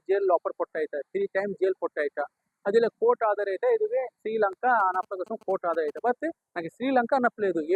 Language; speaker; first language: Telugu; non-native, learner; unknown